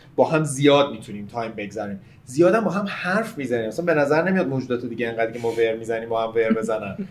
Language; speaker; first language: Persian; native; Persian